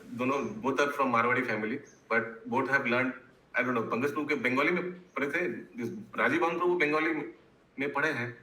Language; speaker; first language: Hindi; non-native, local second language; Bangla